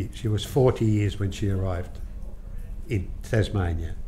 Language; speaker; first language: English; early bilingual, other home language; Ukrainian